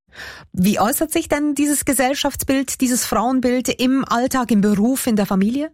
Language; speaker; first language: German; native; German